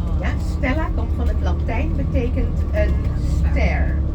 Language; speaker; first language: Dutch; non-native, fluent; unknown